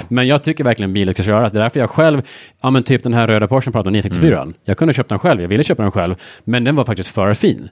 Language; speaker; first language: Swedish; early bilingual, heritage; English